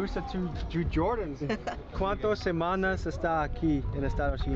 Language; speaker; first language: Spanish; non-native, learner; English